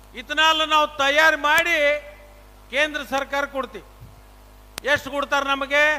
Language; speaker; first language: Kannada; native; Kannada